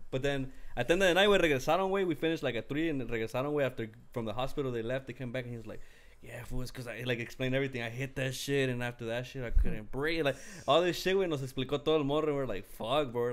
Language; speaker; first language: English; early bilingual, other home language; Spanish